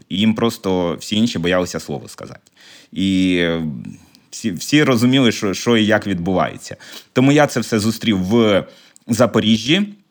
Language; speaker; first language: Ukrainian; native; Ukrainian